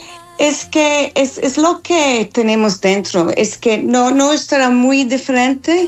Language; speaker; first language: Spanish; non-native, fluent; English